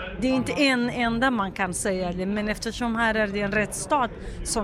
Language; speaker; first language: Swedish; non-native, fluent; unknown